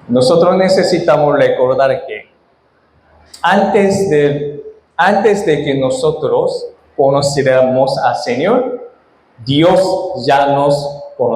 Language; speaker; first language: Spanish; non-native, fluent; Korean